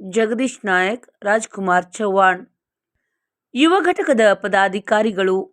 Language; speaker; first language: Kannada; native; Kannada